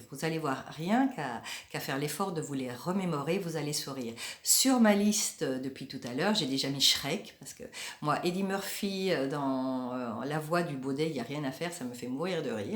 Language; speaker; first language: French; native; French